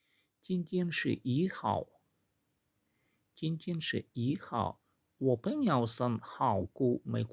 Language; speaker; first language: Chinese; non-native, fluent; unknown